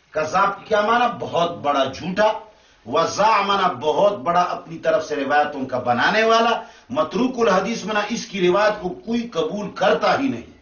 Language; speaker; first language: Urdu; non-native, local second language; Pashto